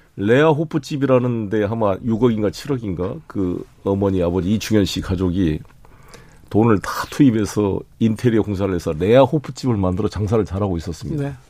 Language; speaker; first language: Korean; native; Korean